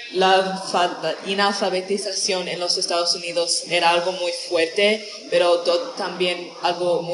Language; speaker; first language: Spanish; non-native, learner; English